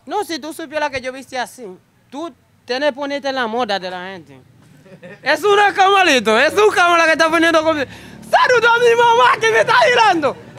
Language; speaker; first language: Spanish; non-native, learner; Haitian Creole